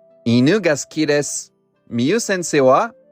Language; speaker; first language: Japanese; non-native, learner; English